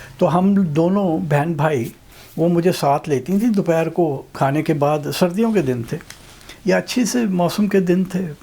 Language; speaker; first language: Urdu; non-native, local second language; Punjabi